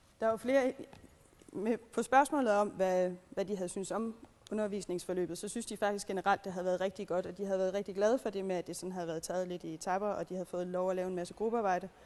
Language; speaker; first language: Danish; native; Danish